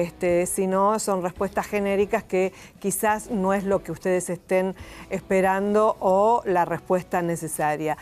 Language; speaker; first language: Spanish; native; Spanish